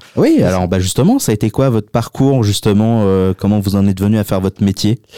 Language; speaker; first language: French; native; French